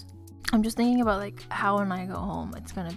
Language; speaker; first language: English; non-native, local second language; Filipino